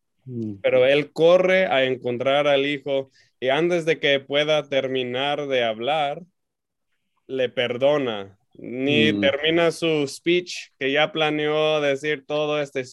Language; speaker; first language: Spanish; non-native, fluent; English